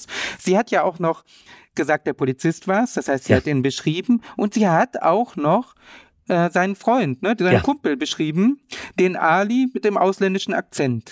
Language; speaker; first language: German; native; German